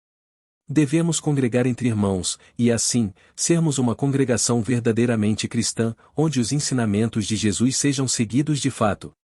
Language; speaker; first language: Portuguese; native; Portuguese